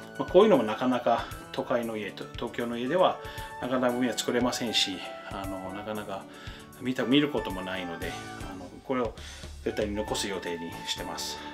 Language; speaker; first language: Japanese; non-native, fluent; English